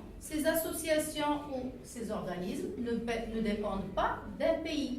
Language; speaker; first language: French; non-native, local second language; Arabic